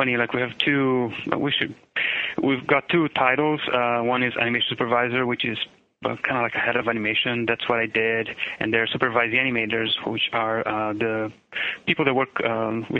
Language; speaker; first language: English; non-native, fluent; Portuguese